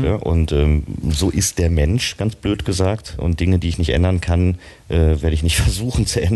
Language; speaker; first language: German; native; German